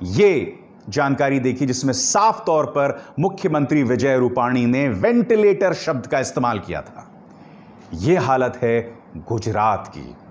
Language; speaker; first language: Hindi; native; Hindi